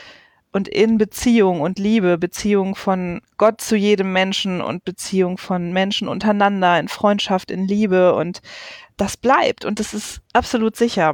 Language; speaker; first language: German; native; German